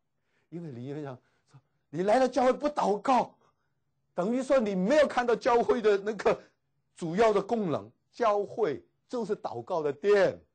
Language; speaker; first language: Chinese; native; Chinese